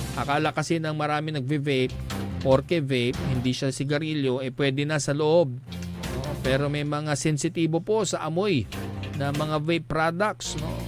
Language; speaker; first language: Filipino; non-native, local second language; Iloko